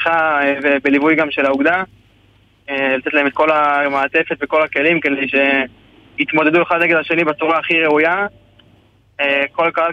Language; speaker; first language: Hebrew; native; Hebrew